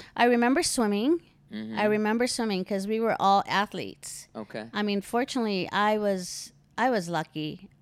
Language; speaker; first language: English; early bilingual, other home language; Filipino